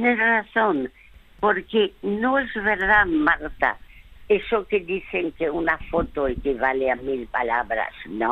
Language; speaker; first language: Spanish; early bilingual, other home language; French